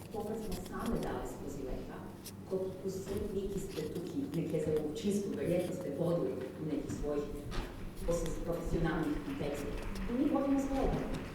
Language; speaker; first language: Slovenian; non-native, fluent; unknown